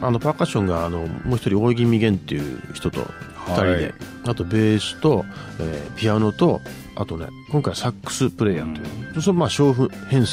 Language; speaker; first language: Japanese; native; Japanese